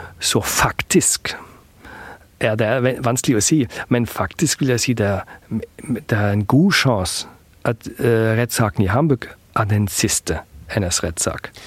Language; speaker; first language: Norwegian; early bilingual, heritage; German